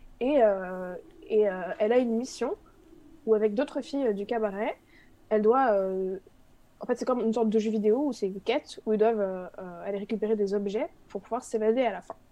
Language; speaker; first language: French; native; French